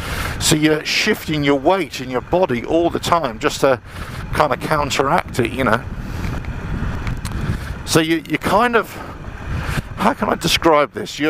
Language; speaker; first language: English; native; English